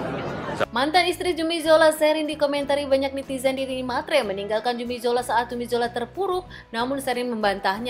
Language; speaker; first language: Indonesian; native; Indonesian